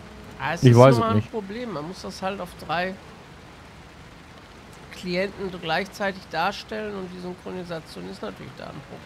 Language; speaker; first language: German; native; German